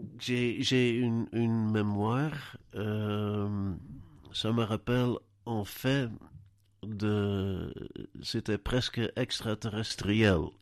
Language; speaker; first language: French; non-native, learner; Dutch